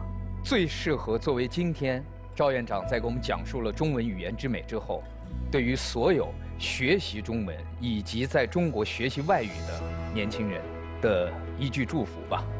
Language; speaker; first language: Chinese; native; Chinese